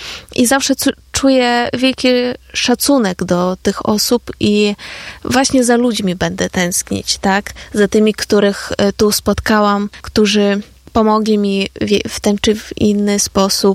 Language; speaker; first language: Polish; non-native, fluent; Ukrainian